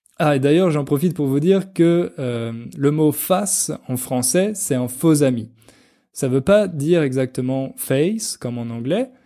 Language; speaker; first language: French; native; French